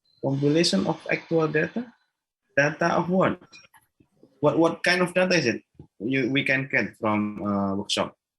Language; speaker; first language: English; non-native, learner; Malay